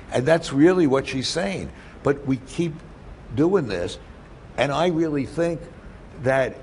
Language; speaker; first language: English; native; English